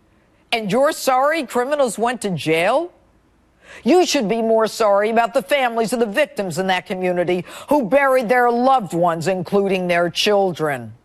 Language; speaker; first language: English; native; English